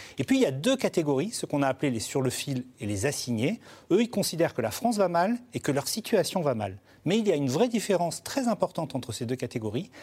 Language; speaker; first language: French; native; French